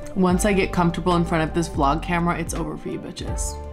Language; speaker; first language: English; native; English